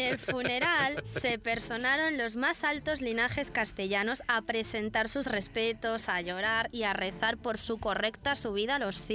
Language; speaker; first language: Spanish; native; Spanish